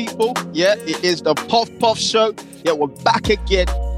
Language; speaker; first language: English; non-native, local second language; Yoruba